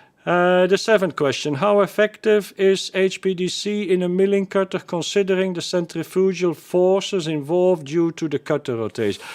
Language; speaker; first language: English; non-native, fluent; Dutch